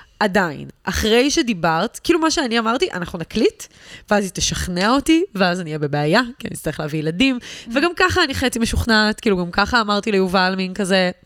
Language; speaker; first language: Hebrew; native; Hebrew